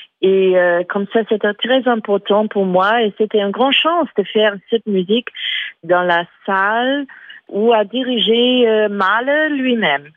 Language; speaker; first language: French; non-native, fluent; English